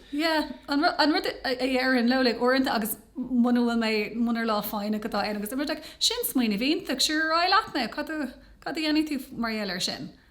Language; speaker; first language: Irish; non-native, local second language; English